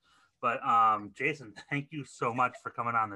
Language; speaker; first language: English; native; English